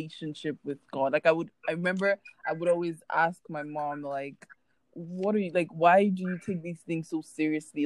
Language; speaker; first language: English; non-native, local second language; Igbo